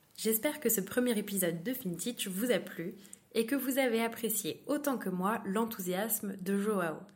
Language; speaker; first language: French; native; French